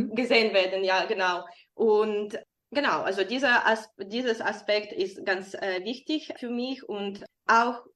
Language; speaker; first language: German; non-native, fluent; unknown